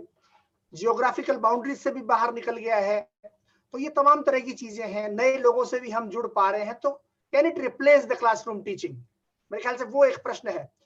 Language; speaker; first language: Hindi; native; Hindi